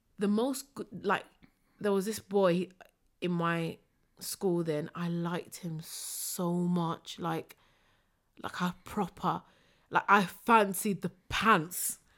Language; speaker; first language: English; early bilingual, other home language; Spanish